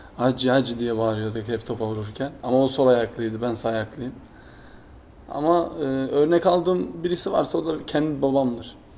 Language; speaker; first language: Turkish; early bilingual, heritage; Turkish